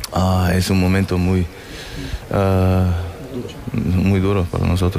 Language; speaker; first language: Spanish; non-native, fluent; German